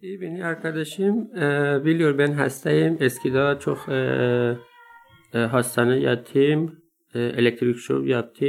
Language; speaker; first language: Turkish; non-native, learner; Persian